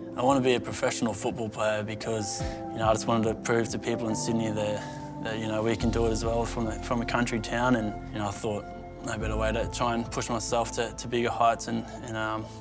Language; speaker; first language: English; native; English